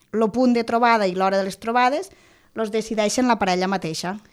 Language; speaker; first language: Catalan; native; Catalan